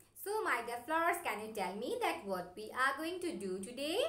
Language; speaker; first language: English; non-native, local second language; Bangla